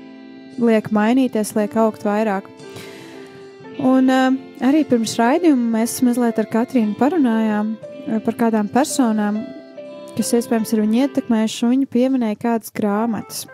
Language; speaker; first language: Latvian; native; Latvian